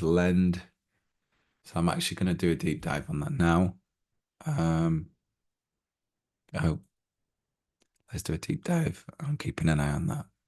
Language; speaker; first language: English; native; English